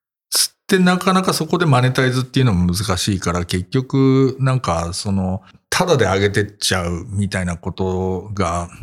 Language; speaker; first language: Japanese; native; Japanese